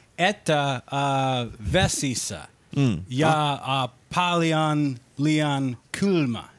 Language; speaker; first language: Finnish; non-native, learner; English